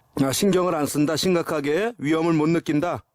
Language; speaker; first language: Korean; native; Korean